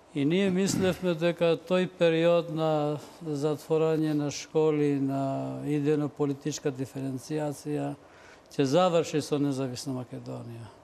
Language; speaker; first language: Macedonian; non-native, local second language; Albanian